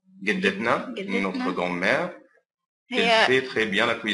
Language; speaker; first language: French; non-native, fluent; Arabic